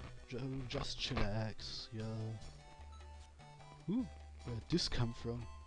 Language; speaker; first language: English; non-native, fluent; German